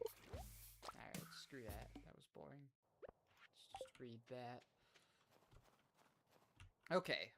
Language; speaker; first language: English; native; English